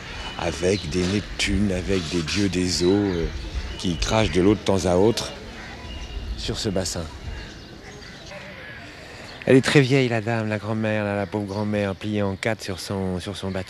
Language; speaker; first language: French; native; French